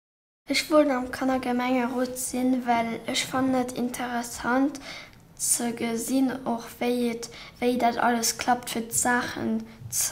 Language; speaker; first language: German; non-native, local second language; Luxembourgish